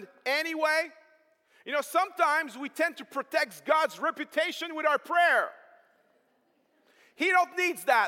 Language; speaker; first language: English; non-native, fluent; French